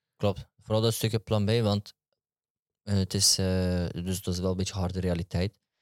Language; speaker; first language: Dutch; early bilingual, other home language; Turkish